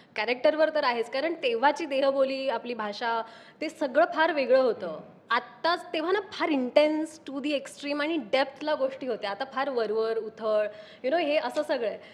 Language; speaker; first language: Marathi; native; Marathi